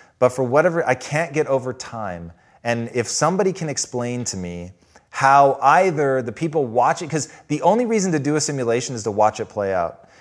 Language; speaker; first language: English; native; English